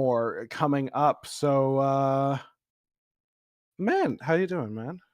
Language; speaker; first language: English; native; English